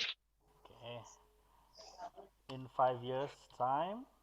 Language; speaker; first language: English; non-native, fluent; Indonesian